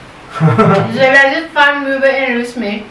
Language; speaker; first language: English; non-native, learner; Vietnamese